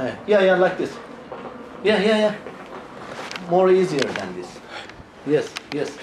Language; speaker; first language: English; non-native, learner; Arabic